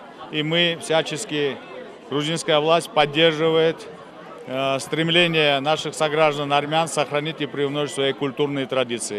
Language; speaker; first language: Russian; non-native, fluent; Georgian